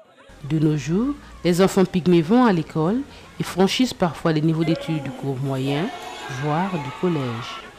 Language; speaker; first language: French; non-native, local second language; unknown